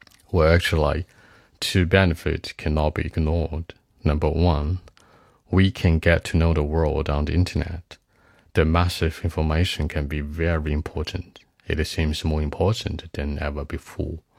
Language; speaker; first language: English; non-native, fluent; Chinese